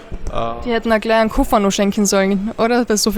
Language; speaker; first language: German; native; German